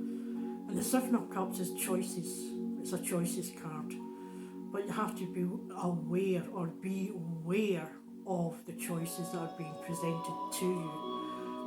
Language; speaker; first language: English; native; English